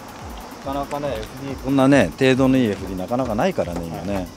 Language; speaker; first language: Japanese; native; Japanese